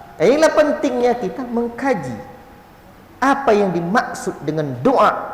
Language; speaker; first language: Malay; native; Malay